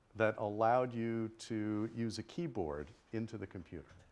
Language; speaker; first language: English; native; English